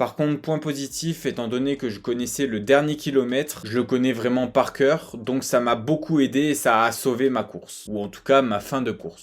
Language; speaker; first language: French; native; French